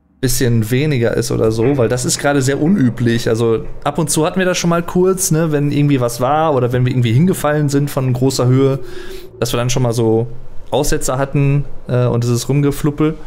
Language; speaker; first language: German; native; German